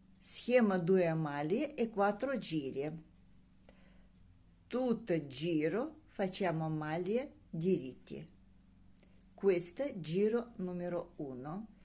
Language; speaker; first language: Italian; non-native, learner; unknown